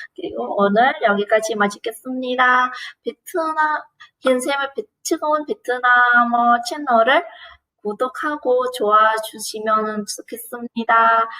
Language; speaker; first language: Korean; non-native, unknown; Vietnamese